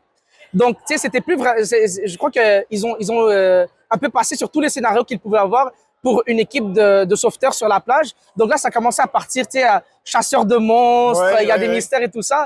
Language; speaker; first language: French; native; French